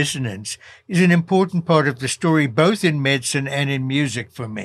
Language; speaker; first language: English; native; English